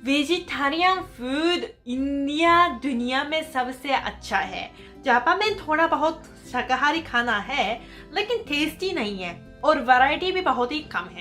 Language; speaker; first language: Hindi; non-native, fluent; Japanese